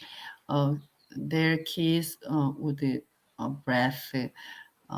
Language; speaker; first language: English; non-native, learner; Korean